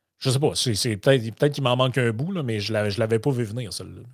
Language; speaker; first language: French; native; French